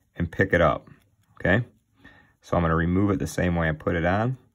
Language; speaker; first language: English; native; English